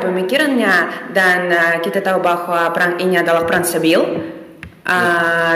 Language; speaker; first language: Indonesian; non-native, learner; Russian